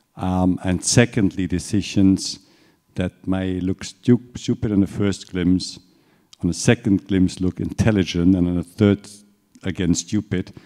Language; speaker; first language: English; non-native, fluent; German